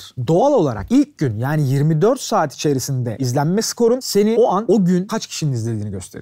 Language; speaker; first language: Turkish; native; Turkish